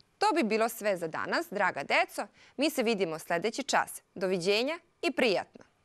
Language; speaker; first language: Serbian; non-native, local second language; Hungarian